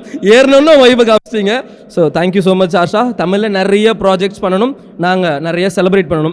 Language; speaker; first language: Tamil; native; Tamil